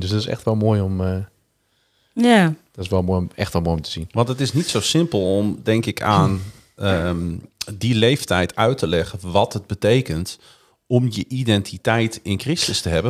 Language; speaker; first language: Dutch; native; Dutch